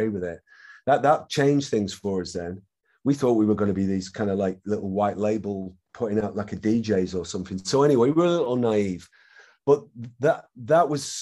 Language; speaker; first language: English; native; English